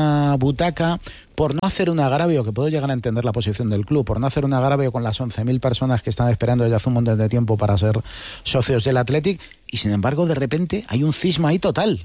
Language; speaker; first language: Spanish; native; Spanish